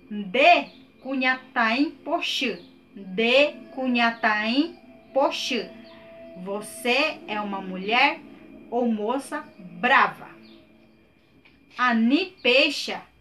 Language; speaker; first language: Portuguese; non-native, local second language; Guarani